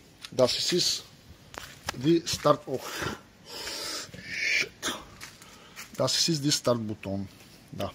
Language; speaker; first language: German; non-native, learner; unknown